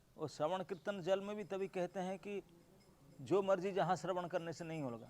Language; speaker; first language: Hindi; non-native, local second language; Bangla